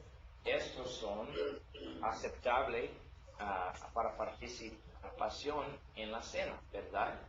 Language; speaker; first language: Spanish; non-native, learner; English